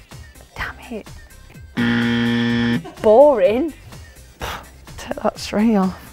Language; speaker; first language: English; native; English